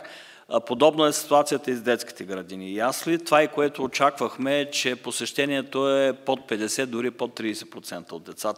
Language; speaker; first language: Bulgarian; native; Bulgarian